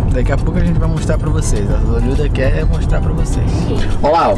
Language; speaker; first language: Portuguese; native; Portuguese